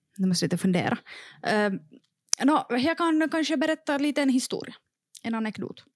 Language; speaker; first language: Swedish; native; Swedish